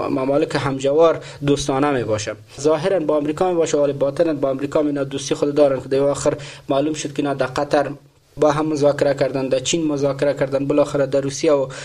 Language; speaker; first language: Persian; native; Persian